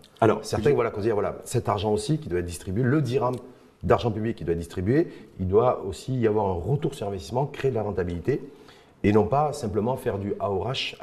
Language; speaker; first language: French; non-native, local second language; Arabic